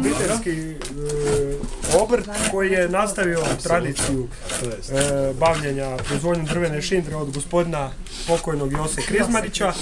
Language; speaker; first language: Croatian; native; Croatian